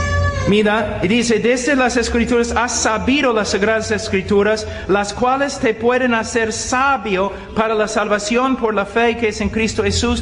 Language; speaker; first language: Spanish; non-native, fluent; English